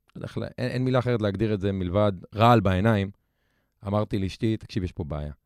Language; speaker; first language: Hebrew; native; Hebrew